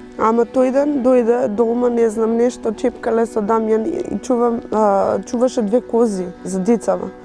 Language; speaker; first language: Macedonian; non-native, local second language; Romany